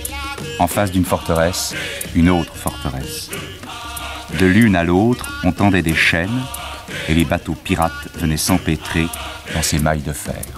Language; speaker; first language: French; native; French